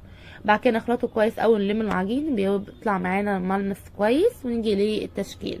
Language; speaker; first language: Arabic; native; Arabic